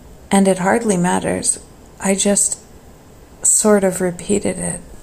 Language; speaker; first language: English; native; English